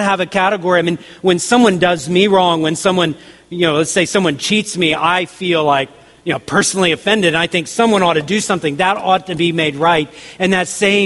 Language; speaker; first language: English; native; English